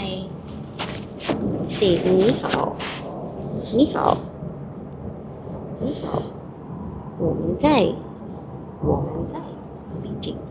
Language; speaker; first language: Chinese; non-native, learner; Filipino